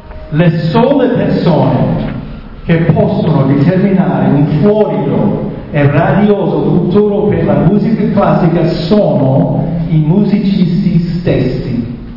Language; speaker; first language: Italian; non-native, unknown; English